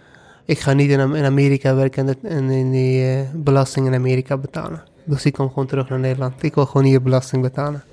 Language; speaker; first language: Dutch; non-native, fluent; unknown